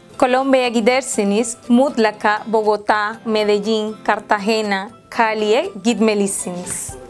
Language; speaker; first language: Turkish; non-native, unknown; Spanish